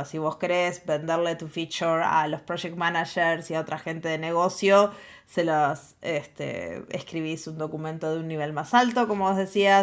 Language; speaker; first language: Spanish; native; Spanish